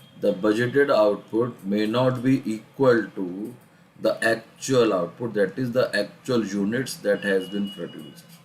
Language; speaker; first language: English; non-native, local second language; Hindi